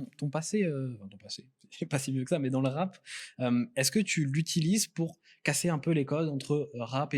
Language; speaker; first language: French; native; French